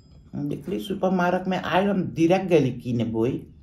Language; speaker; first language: Dutch; non-native, local second language; Caribbean Hindustani